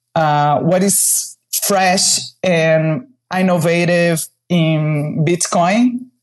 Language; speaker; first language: English; non-native, fluent; Portuguese